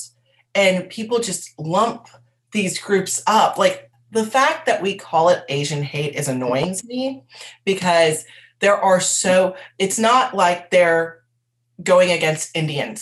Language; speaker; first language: English; native; English